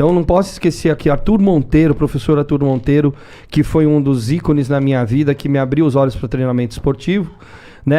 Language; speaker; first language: Portuguese; native; Portuguese